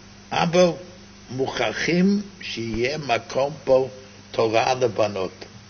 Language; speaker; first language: Hebrew; non-native, fluent; English